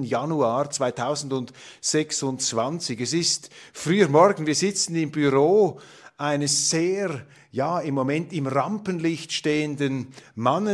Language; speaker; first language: German; native; German